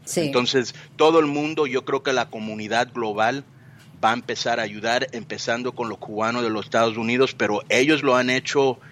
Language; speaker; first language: Spanish; early bilingual, heritage; Spanish